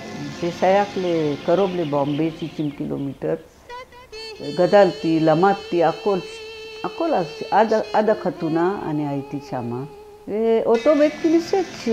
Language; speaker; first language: Hebrew; non-native, fluent; Marathi